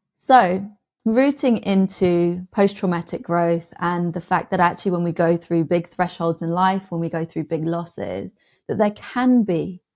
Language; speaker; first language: English; native; English